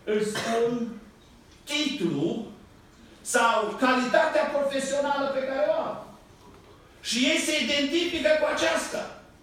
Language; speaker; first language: Romanian; native; Romanian